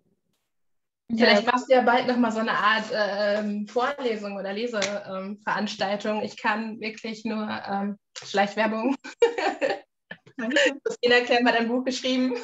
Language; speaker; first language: German; native; German